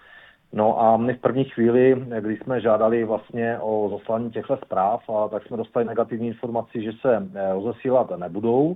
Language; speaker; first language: Czech; native; Czech